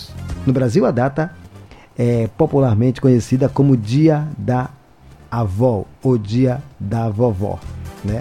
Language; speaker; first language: Portuguese; native; Portuguese